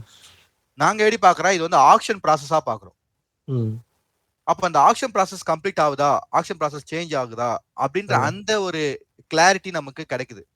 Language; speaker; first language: Tamil; native; Tamil